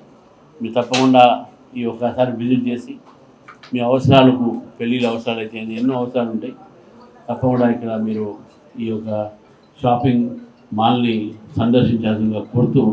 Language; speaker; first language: Telugu; native; Telugu